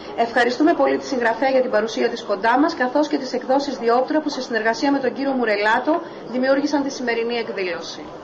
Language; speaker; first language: Greek; native; Greek